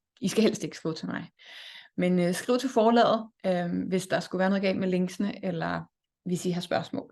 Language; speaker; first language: Danish; native; Danish